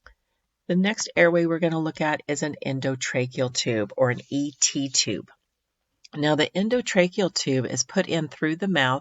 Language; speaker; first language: English; native; English